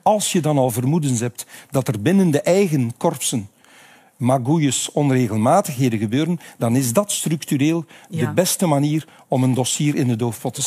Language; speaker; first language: Dutch; native; Dutch